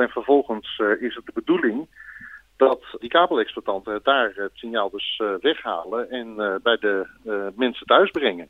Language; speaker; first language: Dutch; native; Dutch